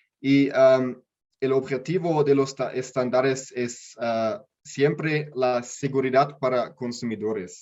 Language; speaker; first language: Spanish; non-native, learner; German